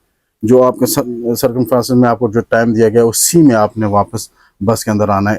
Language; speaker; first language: Urdu; native; Urdu